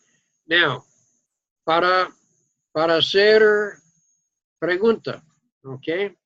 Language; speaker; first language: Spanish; non-native, fluent; English